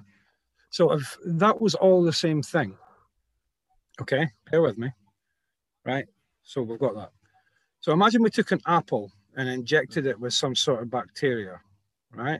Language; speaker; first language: English; native; English